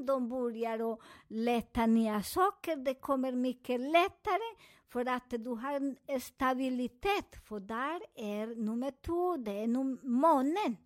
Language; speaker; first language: Swedish; non-native, fluent; Spanish